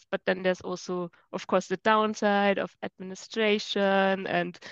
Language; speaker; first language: English; non-native, fluent; German